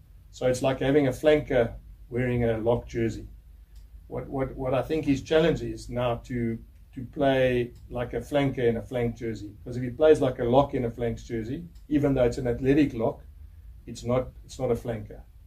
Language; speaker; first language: English; native; English